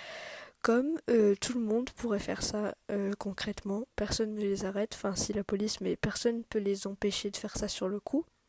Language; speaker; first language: French; native; French